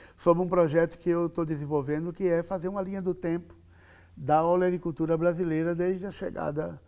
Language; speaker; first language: Portuguese; native; Portuguese